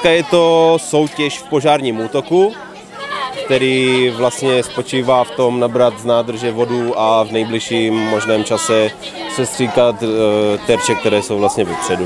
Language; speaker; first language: Czech; native; Czech